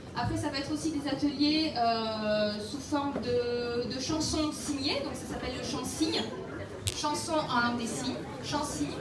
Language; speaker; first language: French; native; French